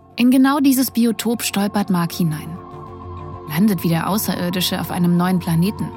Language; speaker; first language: German; native; German